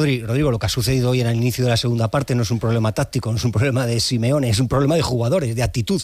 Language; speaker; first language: Spanish; native; Spanish